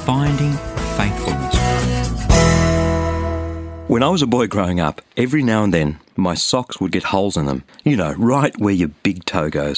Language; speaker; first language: English; native; English